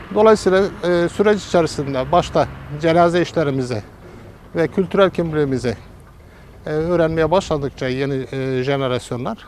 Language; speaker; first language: Turkish; native; Turkish